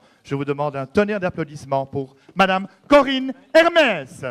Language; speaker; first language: French; native; French